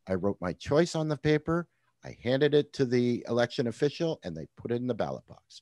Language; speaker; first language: English; native; English